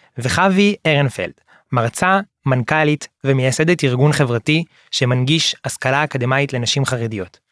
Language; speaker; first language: Hebrew; native; Hebrew